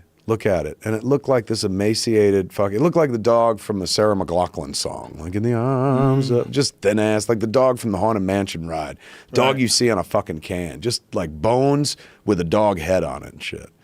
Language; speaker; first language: English; native; English